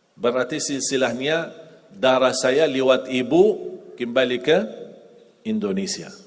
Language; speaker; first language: Indonesian; non-native, fluent; Arabic